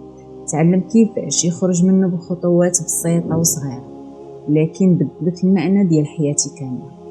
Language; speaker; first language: Arabic; native; Arabic